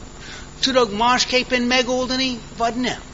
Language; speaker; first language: Hungarian; early bilingual, heritage; English